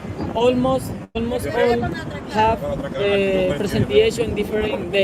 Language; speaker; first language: English; non-native, learner; Spanish